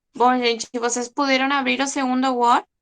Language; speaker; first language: Portuguese; non-native, fluent; Spanish